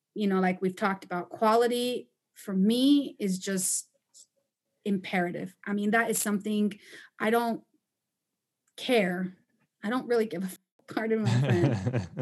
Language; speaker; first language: English; non-native, fluent; Spanish